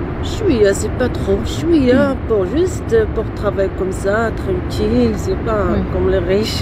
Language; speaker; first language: French; non-native, learner; Arabic